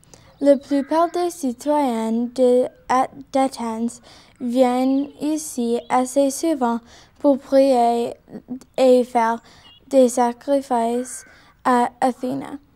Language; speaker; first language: French; non-native, learner; English